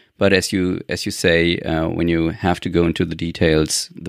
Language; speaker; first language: English; non-native, fluent; German